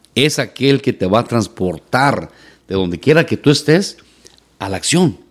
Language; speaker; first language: Spanish; native; Spanish